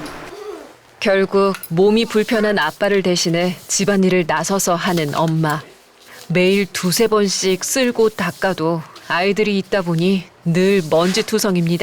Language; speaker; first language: Korean; native; Korean